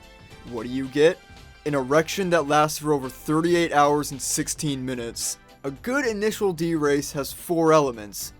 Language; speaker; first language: English; native; English